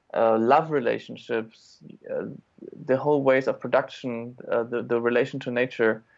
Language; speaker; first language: English; non-native, fluent; German